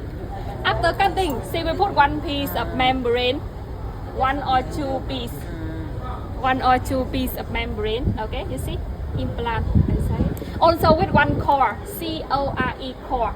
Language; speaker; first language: English; non-native, learner; Vietnamese